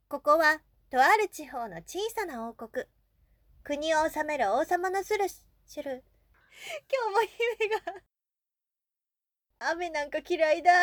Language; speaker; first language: Japanese; native; Japanese